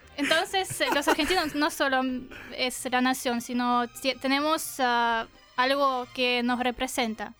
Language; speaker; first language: Spanish; non-native, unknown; Russian